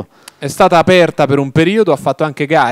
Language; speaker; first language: Italian; native; Italian